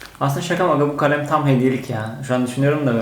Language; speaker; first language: Turkish; native; Turkish